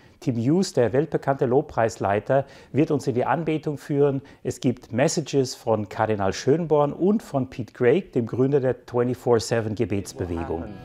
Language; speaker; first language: German; native; German